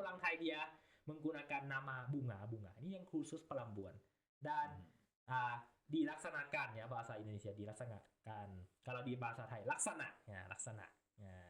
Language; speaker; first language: Indonesian; non-native, learner; Thai